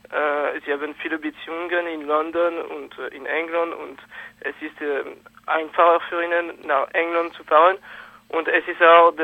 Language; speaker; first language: German; non-native, fluent; French